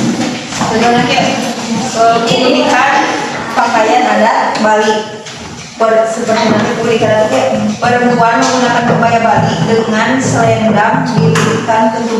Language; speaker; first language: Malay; non-native, local second language; Sundanese